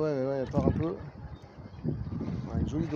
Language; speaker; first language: French; native; French